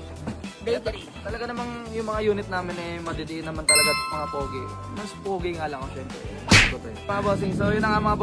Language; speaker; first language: Filipino; native; Filipino